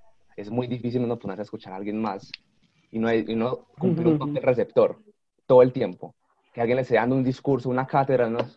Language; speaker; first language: Spanish; native; Spanish